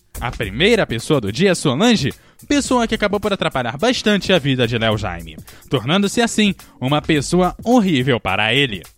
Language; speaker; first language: Portuguese; native; Portuguese